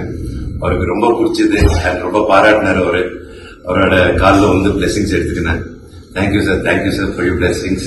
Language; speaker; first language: Tamil; non-native, local second language; Telugu